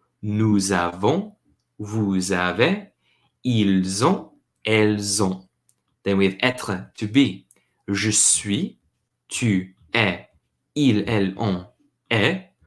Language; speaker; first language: French; non-native, learner; English